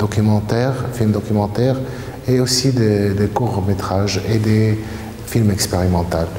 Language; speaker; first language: French; non-native, fluent; Arabic